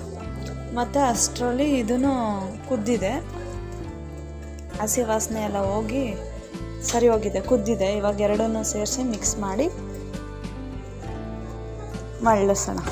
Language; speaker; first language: Kannada; native; Kannada